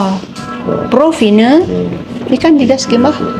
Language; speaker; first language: German; non-native, learner; Filipino